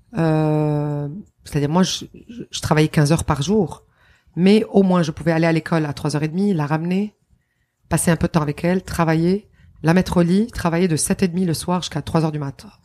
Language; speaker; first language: French; non-native, local second language; Arabic